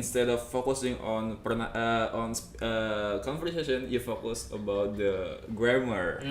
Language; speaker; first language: English; non-native, fluent; Indonesian